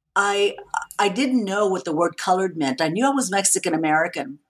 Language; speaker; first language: English; native; English